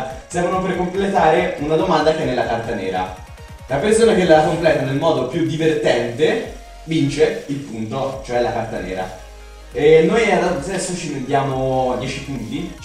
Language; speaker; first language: Italian; native; Italian